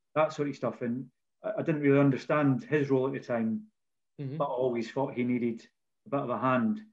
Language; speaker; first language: English; native; English